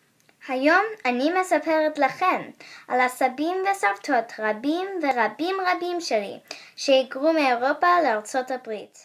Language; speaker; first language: Hebrew; non-native, learner; English